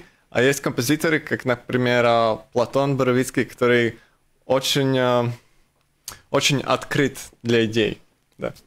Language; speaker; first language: Russian; non-native, local second language; Latvian